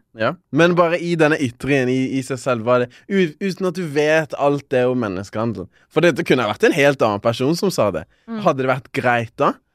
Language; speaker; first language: Norwegian; early bilingual, other home language; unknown